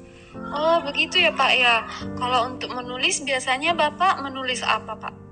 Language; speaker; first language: Indonesian; native; Indonesian